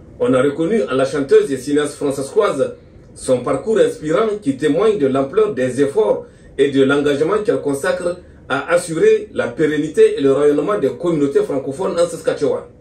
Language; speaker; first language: French; native; French